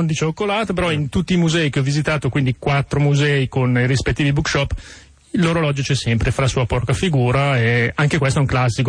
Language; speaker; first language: Italian; native; Italian